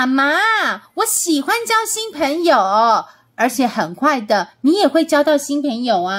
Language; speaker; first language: Chinese; native; Chinese